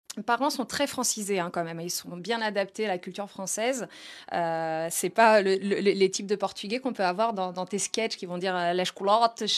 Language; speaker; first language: French; early bilingual, other home language; Portuguese